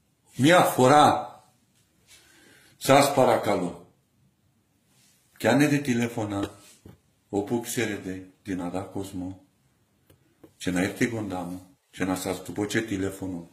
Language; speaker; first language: Greek; non-native, learner; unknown